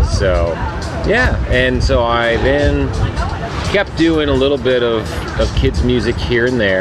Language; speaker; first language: English; native; English